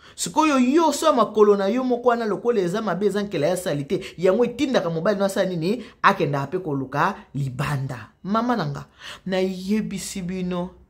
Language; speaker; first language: Lingala; native; Lingala